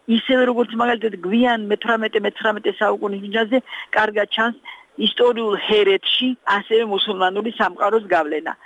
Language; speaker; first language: Georgian; native; Georgian